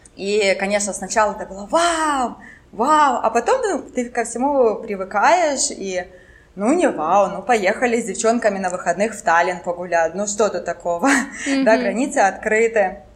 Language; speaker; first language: Russian; non-native, local second language; French